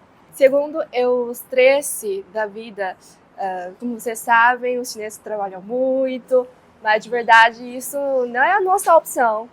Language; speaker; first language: Portuguese; non-native, fluent; Chinese